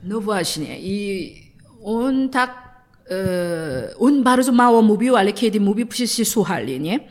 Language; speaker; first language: Polish; non-native, learner; Korean